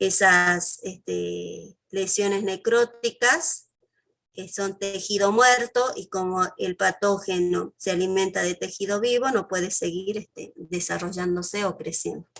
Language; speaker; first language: Spanish; native; Spanish